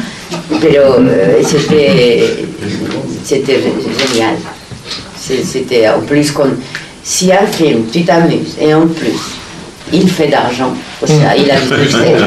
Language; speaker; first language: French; non-native, fluent; Spanish